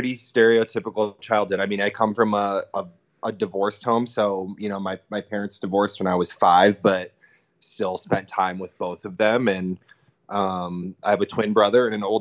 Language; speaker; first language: English; native; English